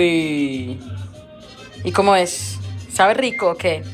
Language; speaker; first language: Spanish; early bilingual, heritage; English